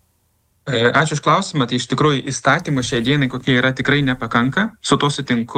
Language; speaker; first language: Lithuanian; native; Lithuanian